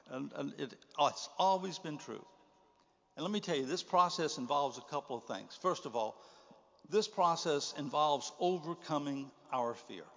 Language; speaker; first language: English; native; English